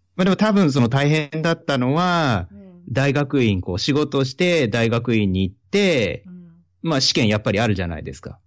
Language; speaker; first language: Japanese; native; Japanese